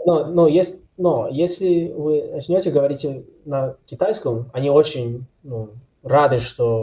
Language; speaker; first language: Russian; early bilingual, heritage; Russian